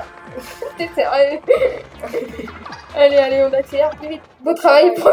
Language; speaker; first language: French; native; French